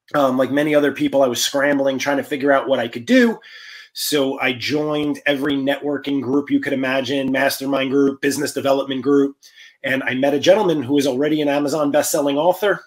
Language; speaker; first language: English; native; English